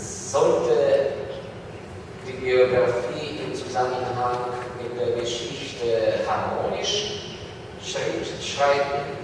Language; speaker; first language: German; non-native, fluent; Ukrainian